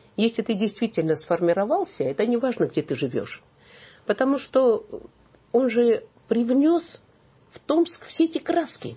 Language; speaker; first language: Russian; non-native, local second language; Armenian